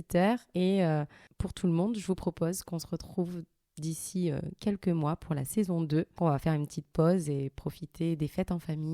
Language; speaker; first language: French; early bilingual, other home language; Arabic